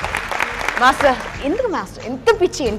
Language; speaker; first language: Telugu; native; Telugu